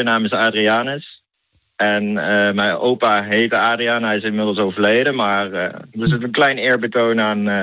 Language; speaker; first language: Dutch; native; Dutch